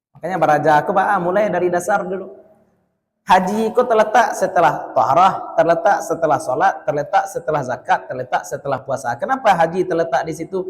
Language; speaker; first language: Malay; non-native, local second language; Minangkabau